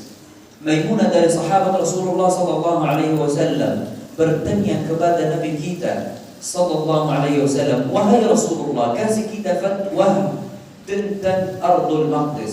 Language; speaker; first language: Indonesian; non-native, fluent; Arabic